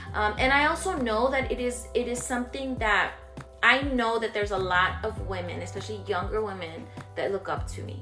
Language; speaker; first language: English; early bilingual, other home language; Spanish